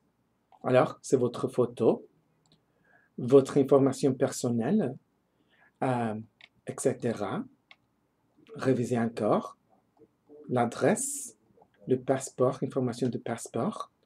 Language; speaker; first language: French; non-native, fluent; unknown